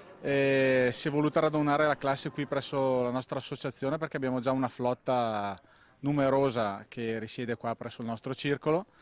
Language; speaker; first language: Italian; native; Italian